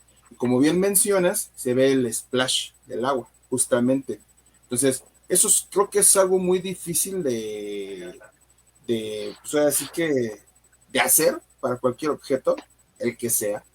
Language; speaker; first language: Spanish; native; Spanish